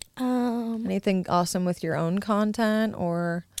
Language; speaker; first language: English; native; English